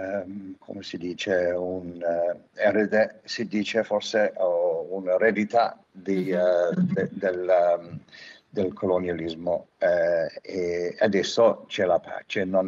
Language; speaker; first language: Italian; non-native, fluent; English